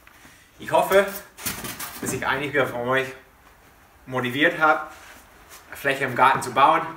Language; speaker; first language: German; non-native, fluent; English